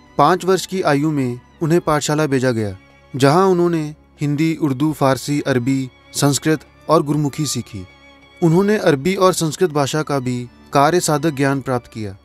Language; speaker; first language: Hindi; non-native, local second language; Punjabi